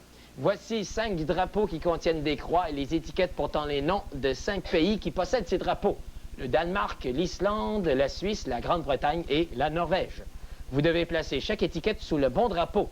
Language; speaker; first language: French; native; French